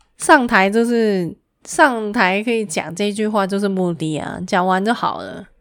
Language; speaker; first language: Chinese; non-native, local second language; Cantonese